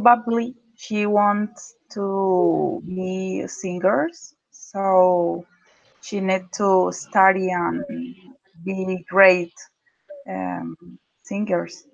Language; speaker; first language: English; non-native, learner; Spanish